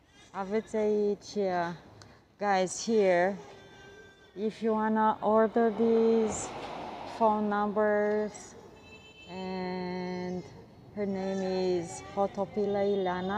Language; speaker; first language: English; non-native, fluent; Romanian